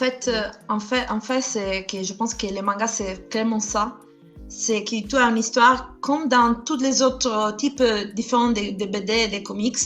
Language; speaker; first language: French; non-native, fluent; Italian